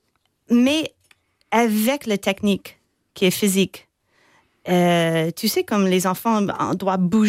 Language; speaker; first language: French; non-native, fluent; English